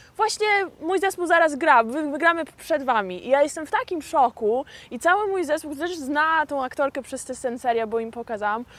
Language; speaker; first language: Polish; early bilingual, heritage; English